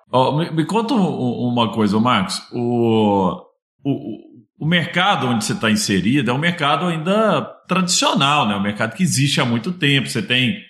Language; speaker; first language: Portuguese; native; Portuguese